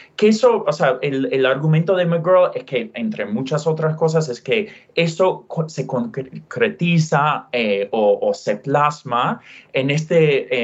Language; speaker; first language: Spanish; non-native, fluent; English